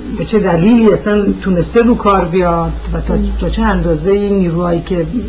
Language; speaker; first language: Persian; early bilingual, heritage; Persian